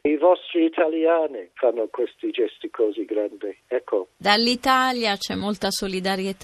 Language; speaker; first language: Italian; non-native, fluent; English